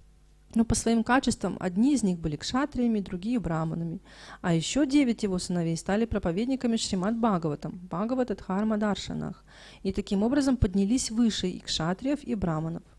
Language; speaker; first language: Russian; native; Russian